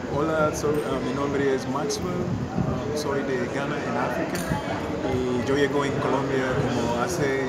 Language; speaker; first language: Spanish; non-native, learner; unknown